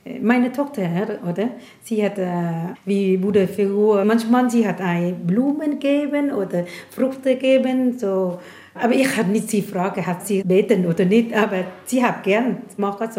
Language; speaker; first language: German; non-native, learner; Vietnamese